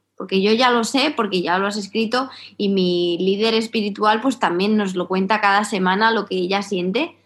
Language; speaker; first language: Spanish; native; Spanish